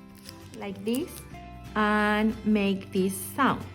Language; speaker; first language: English; non-native, learner; Spanish